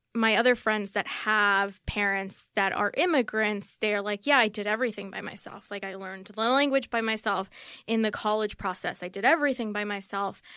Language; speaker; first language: English; early bilingual, other home language; Spanish